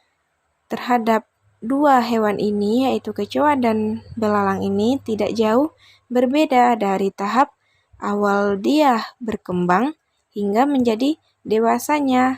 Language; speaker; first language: Indonesian; native; Indonesian